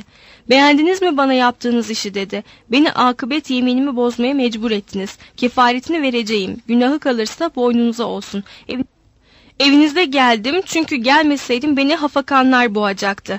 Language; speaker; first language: Turkish; native; Turkish